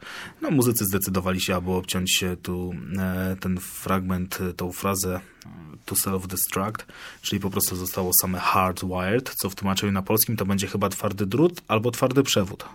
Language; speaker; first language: Polish; native; Polish